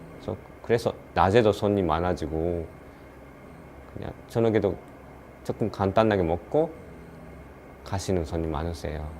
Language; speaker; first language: Korean; non-native, learner; Japanese